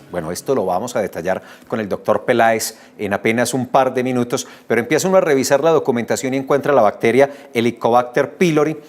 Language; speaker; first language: Spanish; native; Spanish